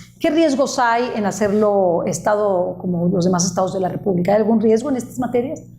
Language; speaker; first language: Spanish; native; Spanish